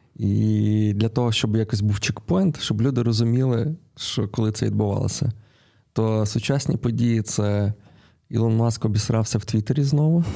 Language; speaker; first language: Ukrainian; non-native, local second language; Russian